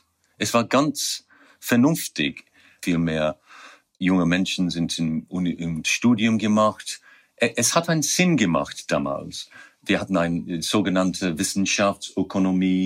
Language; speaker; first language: German; non-native, fluent; English